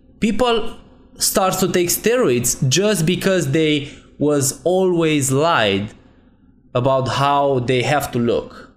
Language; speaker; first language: English; non-native, fluent; Romanian